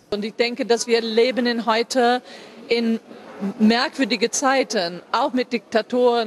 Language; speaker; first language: German; non-native, fluent; English